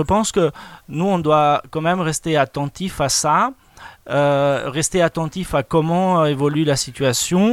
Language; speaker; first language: French; non-native, fluent; Spanish